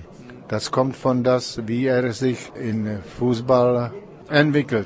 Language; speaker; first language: German; non-native, learner; Czech